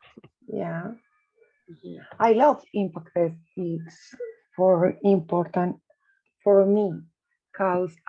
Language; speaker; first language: English; non-native, learner; Spanish